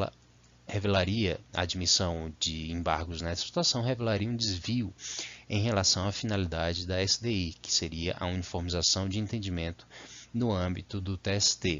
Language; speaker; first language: Portuguese; native; Portuguese